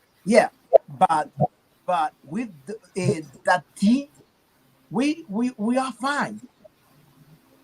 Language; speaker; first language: English; non-native, learner; Haitian Creole